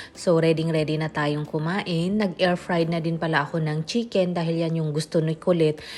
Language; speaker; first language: Filipino; non-native, local second language; Hiligaynon